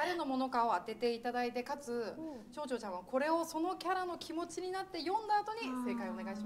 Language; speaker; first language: Japanese; native; Japanese